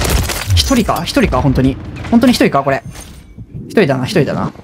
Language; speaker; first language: Japanese; native; Japanese